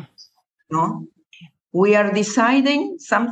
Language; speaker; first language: English; non-native, learner; Spanish